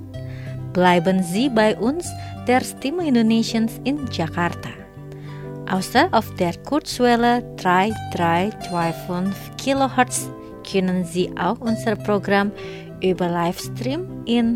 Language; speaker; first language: German; non-native, fluent; Indonesian